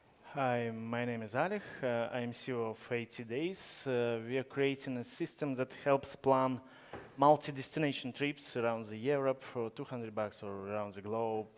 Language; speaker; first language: English; non-native, learner; Russian